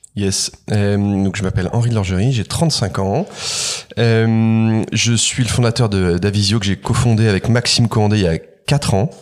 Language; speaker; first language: French; native; French